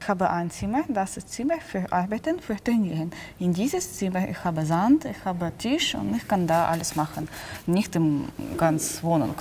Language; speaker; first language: German; non-native, learner; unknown